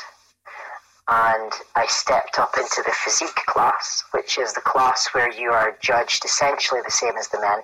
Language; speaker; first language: English; native; English